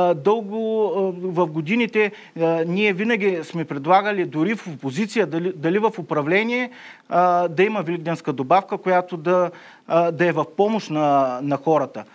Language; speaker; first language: Bulgarian; native; Bulgarian